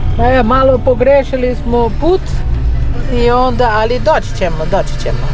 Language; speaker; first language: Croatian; non-native, learner; Portuguese